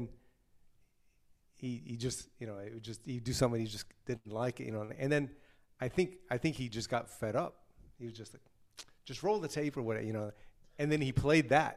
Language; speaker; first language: English; native; English